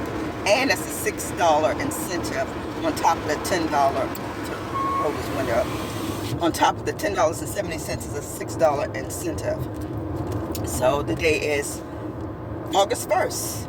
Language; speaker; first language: English; native; English